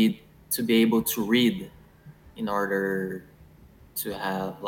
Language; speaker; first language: English; non-native, fluent; Portuguese